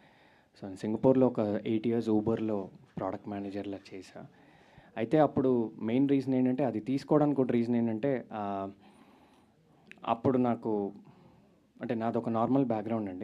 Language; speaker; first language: Telugu; native; Telugu